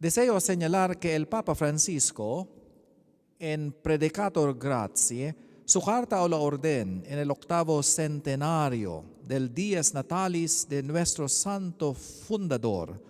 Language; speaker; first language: Spanish; non-native, learner; Filipino